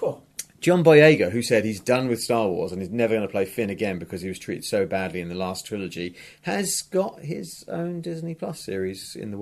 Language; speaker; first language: English; native; English